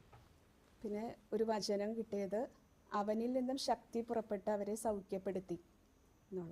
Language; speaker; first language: Malayalam; native; Malayalam